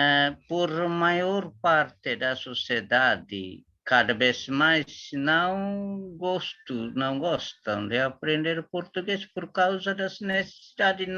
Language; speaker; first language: Portuguese; non-native, learner; Tetum